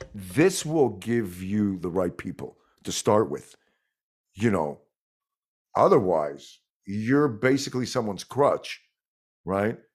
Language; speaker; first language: English; non-native, fluent; French